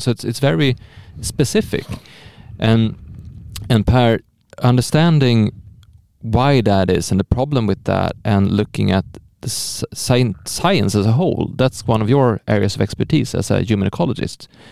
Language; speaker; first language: English; non-native, fluent; Swedish